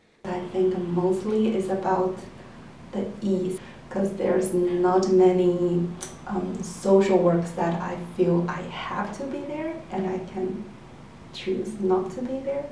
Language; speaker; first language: English; non-native, fluent; Chinese